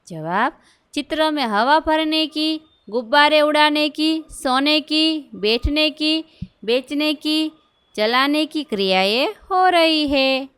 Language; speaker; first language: Hindi; non-native, local second language; Gujarati